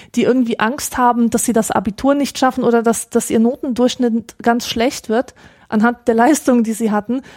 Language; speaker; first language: German; native; German